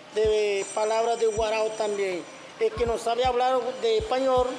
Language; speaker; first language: Spanish; non-native, local second language; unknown